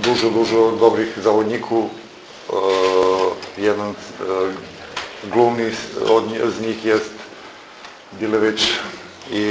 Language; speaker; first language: Polish; non-native, fluent; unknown